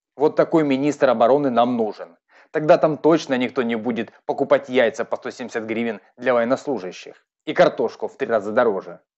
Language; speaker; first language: Russian; native; Russian